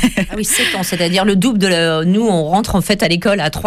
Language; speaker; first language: French; native; French